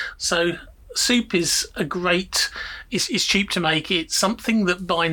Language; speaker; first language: English; native; English